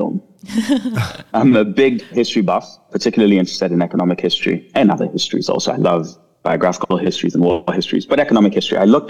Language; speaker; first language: English; non-native, local second language; Akan